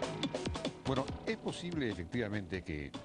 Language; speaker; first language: Spanish; native; Spanish